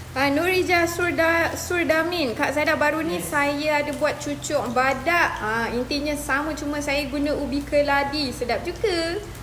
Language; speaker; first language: Malay; native; Malay